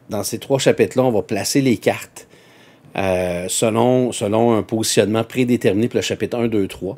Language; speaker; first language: French; native; French